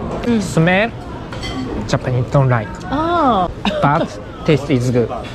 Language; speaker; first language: English; non-native, learner; Japanese